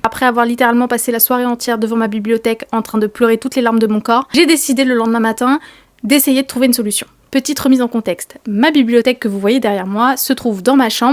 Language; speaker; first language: French; native; French